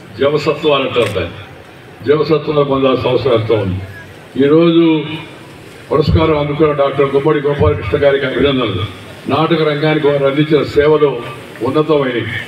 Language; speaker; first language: Telugu; native; Telugu